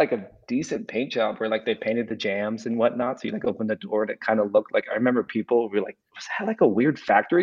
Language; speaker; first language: English; native; English